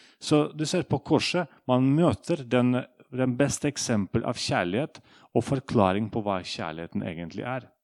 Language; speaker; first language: Norwegian; non-native, fluent; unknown